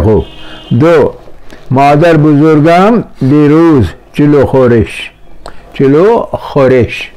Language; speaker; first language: Persian; non-native, fluent; Urdu